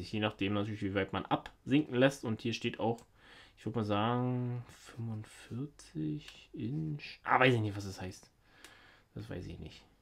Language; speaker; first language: German; native; German